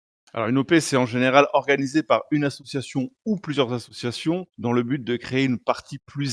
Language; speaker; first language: French; native; French